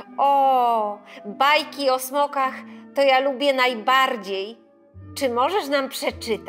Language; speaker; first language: Polish; early bilingual, heritage; Polish